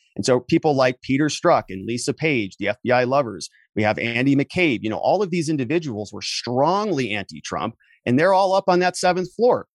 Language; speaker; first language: English; native; English